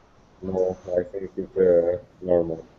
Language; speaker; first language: English; non-native, learner; Russian